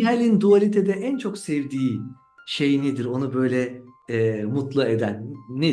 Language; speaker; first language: Turkish; native; Turkish